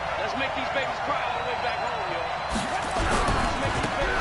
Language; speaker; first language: English; native; English